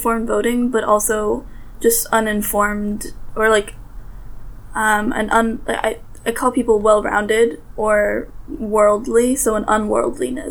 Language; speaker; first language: English; early bilingual, other home language; Russian